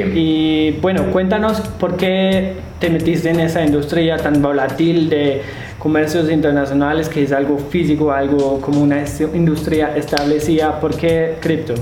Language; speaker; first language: Spanish; non-native, learner; German